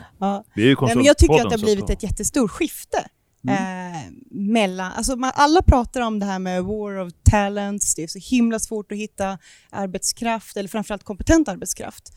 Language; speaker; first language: Swedish; native; Swedish